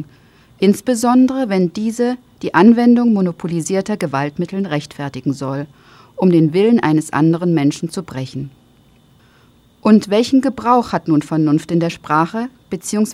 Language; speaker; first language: German; native; German